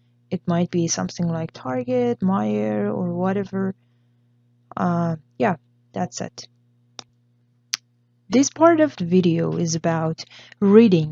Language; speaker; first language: English; non-native, fluent; Persian